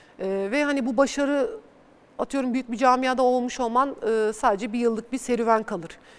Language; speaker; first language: Turkish; early bilingual, other home language; Bulgarian